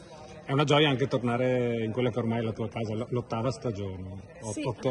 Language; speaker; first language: Italian; native; Italian